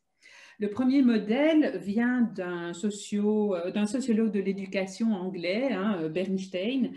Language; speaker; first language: French; native; French